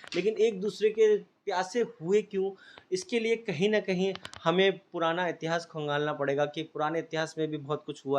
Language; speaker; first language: Hindi; native; Hindi